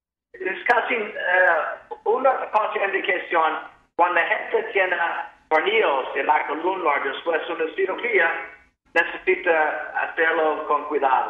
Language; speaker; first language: Spanish; non-native, fluent; English